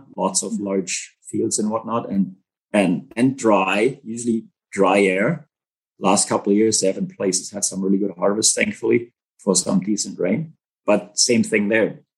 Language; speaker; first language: English; non-native, fluent; German